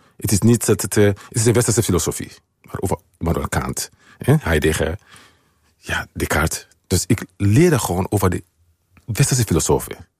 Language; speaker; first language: Dutch; non-native, fluent; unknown